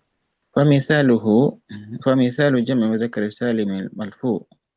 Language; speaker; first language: Arabic; non-native, fluent; Indonesian